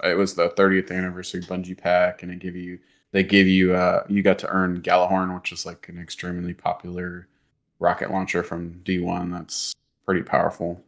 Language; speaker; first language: English; native; English